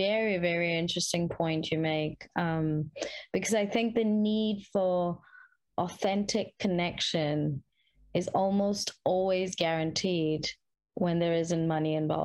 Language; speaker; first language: English; non-native, local second language; Hindi